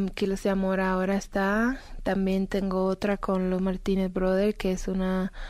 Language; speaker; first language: Spanish; native; Spanish